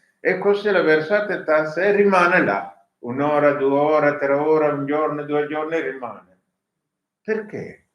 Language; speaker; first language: Italian; non-native, learner; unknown